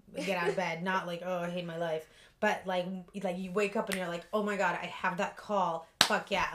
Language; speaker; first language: English; early bilingual, other home language; Russian